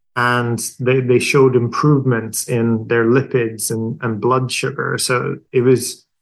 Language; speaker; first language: English; non-native, fluent; Swedish